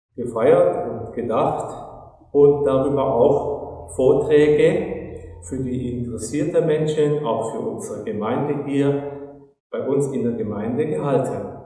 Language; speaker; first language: German; non-native, fluent; Turkish